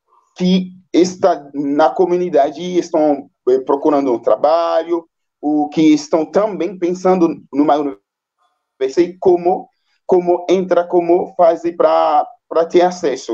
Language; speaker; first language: Portuguese; non-native, fluent; Haitian Creole